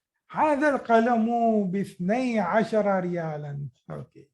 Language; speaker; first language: Arabic; non-native, fluent; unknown